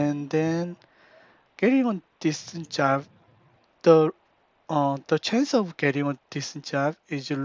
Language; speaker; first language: English; non-native, learner; Korean